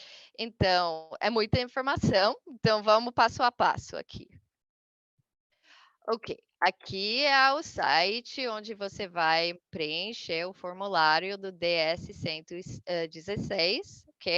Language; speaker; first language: Portuguese; non-native, fluent; English